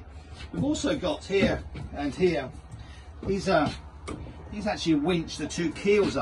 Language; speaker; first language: English; native; English